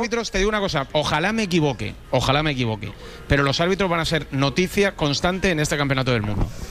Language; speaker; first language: Spanish; native; Spanish